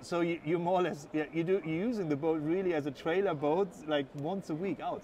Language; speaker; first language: English; non-native, fluent; German